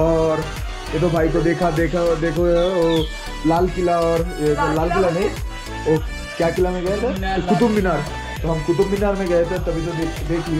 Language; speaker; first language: Hindi; non-native, local second language; Bangla